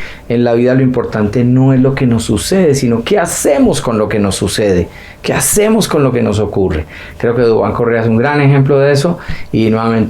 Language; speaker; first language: Spanish; native; Spanish